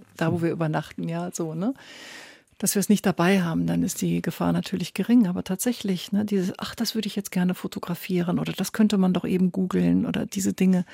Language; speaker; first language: German; native; German